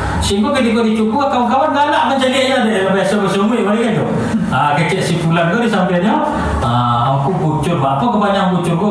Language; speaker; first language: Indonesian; non-native, local second language; Minangkabau